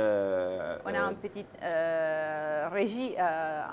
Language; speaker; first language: French; non-native, fluent; Italian